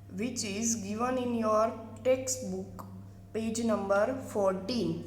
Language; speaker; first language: English; non-native, local second language; Gujarati